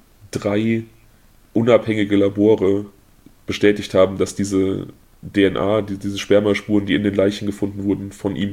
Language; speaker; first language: German; native; German